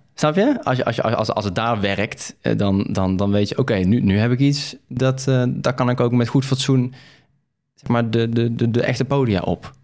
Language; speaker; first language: Dutch; native; Dutch